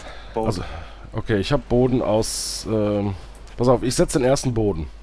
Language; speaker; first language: German; native; German